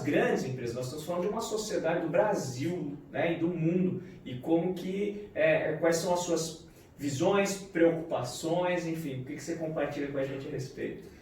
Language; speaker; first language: Portuguese; native; Portuguese